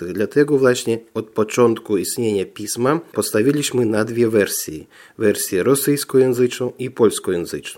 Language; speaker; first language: Polish; non-native, fluent; Russian